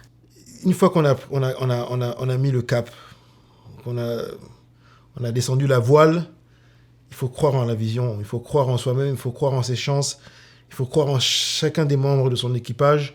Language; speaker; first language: French; native; French